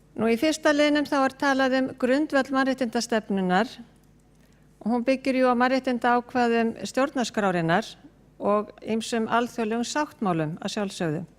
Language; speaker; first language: Icelandic; native; Icelandic